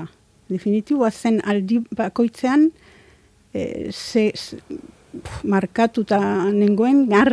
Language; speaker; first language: Basque; non-native, local second language; Spanish